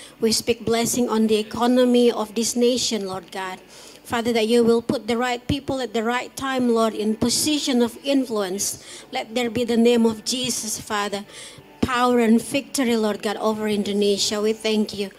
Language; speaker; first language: English; non-native, fluent; Indonesian